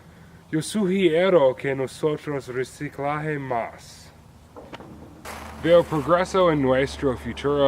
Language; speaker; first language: Spanish; non-native, learner; English